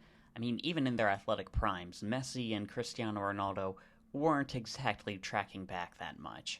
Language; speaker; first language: English; native; English